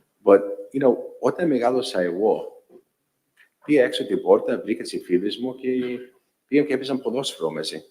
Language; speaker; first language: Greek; early bilingual, heritage; English